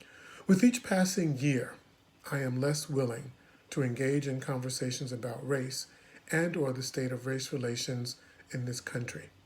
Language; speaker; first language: English; native; English